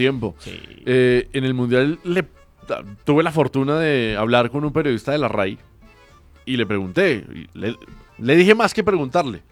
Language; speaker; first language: Spanish; native; Spanish